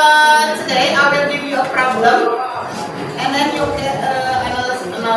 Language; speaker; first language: English; non-native, learner; Indonesian